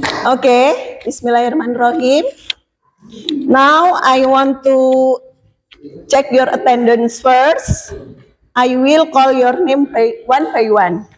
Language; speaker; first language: English; non-native, learner; Indonesian